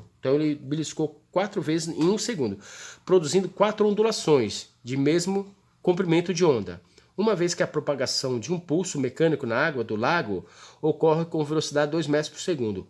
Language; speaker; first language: Portuguese; native; Portuguese